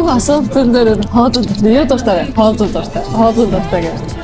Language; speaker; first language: Mongolian; early bilingual, heritage; Mongolian